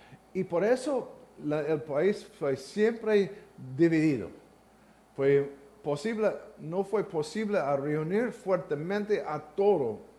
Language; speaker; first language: Spanish; non-native, learner; English